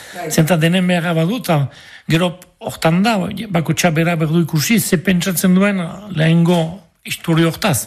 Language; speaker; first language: Basque; native; Basque